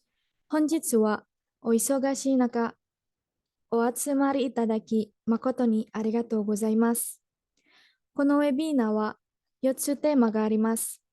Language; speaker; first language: Japanese; non-native, learner; Indonesian